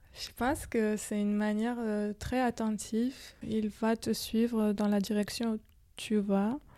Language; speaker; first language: French; non-native, fluent; Georgian